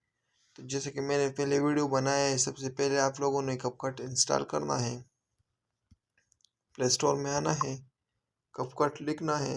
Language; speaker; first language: Hindi; non-native, local second language; Punjabi